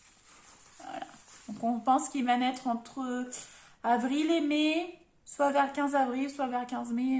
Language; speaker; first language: French; native; French